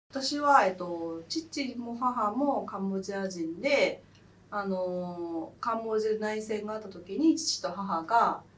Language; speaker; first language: Japanese; early bilingual, other home language; Khmer